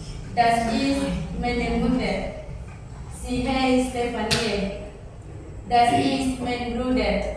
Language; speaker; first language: German; non-native, learner; Indonesian